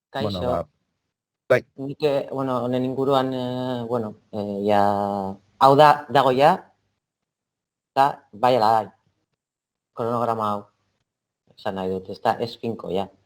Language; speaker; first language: Basque; non-native, local second language; Spanish